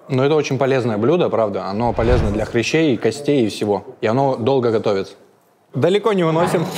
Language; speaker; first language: Russian; native; Russian